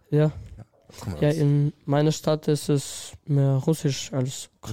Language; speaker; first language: German; non-native, learner; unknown